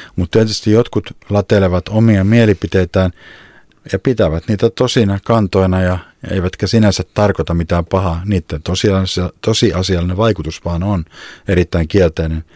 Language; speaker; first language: Finnish; native; Finnish